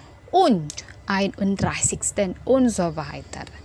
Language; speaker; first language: German; non-native, fluent; Indonesian